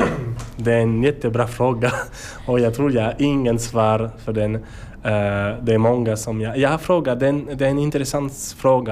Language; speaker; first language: Swedish; non-native, learner; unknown